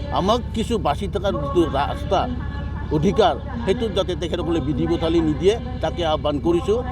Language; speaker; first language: Assamese; non-native, local second language; Bodo